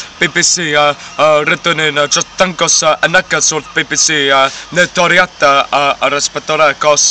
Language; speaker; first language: Welsh; non-native, learner; English